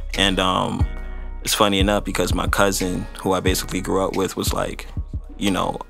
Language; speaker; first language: English; native; English